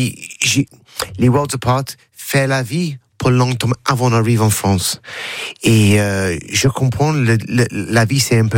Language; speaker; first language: French; non-native, learner; English